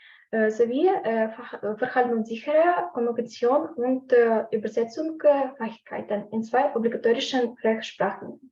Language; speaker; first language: German; non-native, learner; Ukrainian